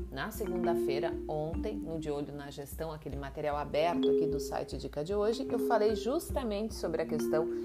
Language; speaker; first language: Portuguese; native; Portuguese